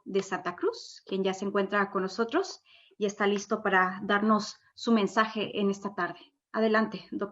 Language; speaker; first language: Spanish; native; Spanish